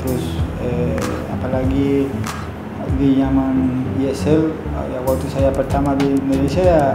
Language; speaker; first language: Indonesian; non-native, fluent; Spanish